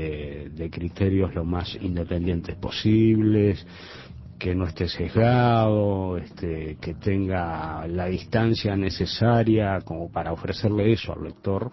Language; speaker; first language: Spanish; native; Spanish